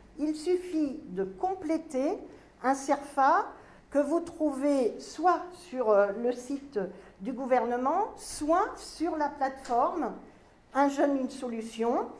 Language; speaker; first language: French; native; French